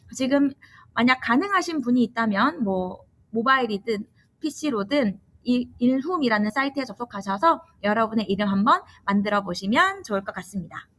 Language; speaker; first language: Korean; native; Korean